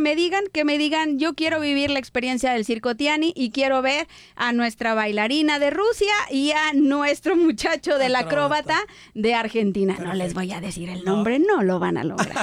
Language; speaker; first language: Spanish; native; Spanish